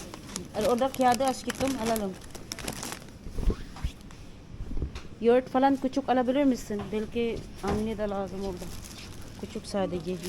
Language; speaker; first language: Turkish; non-native, learner; Filipino